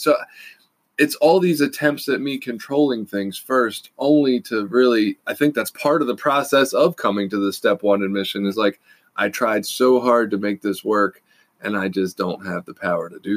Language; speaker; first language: English; native; English